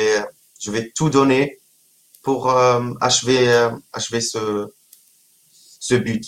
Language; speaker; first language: French; non-native, local second language; Arabic